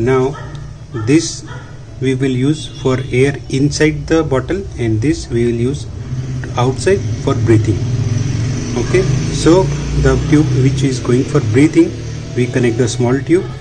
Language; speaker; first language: English; non-native, local second language; Hindi